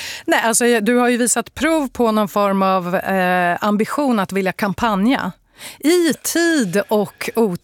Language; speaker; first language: Swedish; native; Swedish